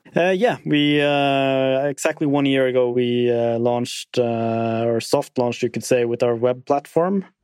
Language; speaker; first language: English; non-native, fluent; Norwegian